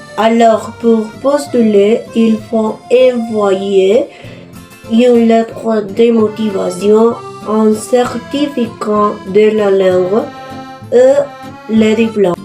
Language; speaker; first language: French; non-native, learner; Spanish